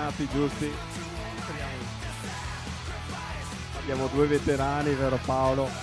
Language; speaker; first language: Italian; native; Italian